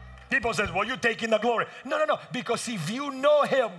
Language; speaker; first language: English; early bilingual, other home language; Spanish